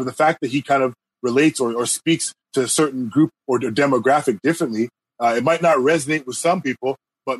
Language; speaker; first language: English; native; English